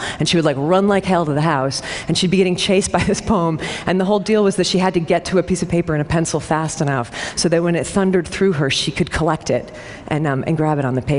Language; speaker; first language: English; native; English